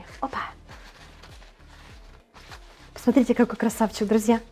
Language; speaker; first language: Russian; native; Russian